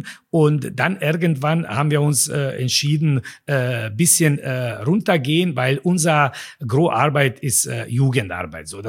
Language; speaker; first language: German; non-native, fluent; Bosnian